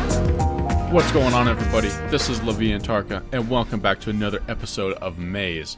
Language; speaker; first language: English; native; English